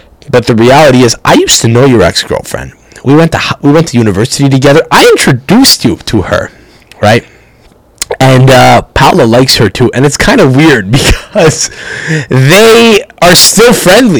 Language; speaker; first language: English; early bilingual, other home language; Italian